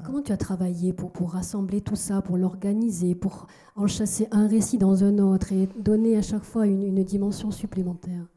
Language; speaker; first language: French; native; French